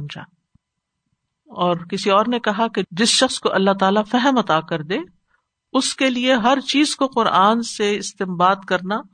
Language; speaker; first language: Urdu; native; Urdu